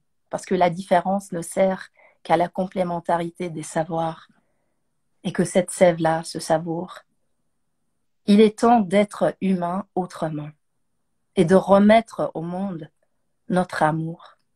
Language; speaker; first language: French; early bilingual, other home language; English